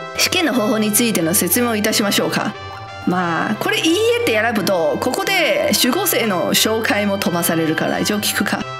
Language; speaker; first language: Japanese; non-native, fluent; Chinese